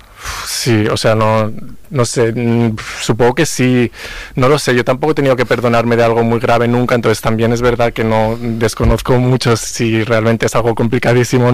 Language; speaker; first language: Spanish; native; Spanish